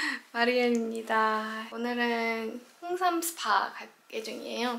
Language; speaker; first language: Korean; non-native, fluent; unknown